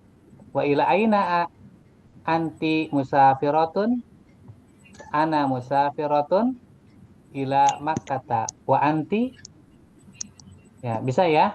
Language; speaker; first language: Arabic; non-native, fluent; Indonesian